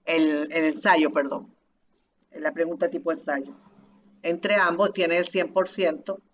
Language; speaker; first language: Spanish; native; Spanish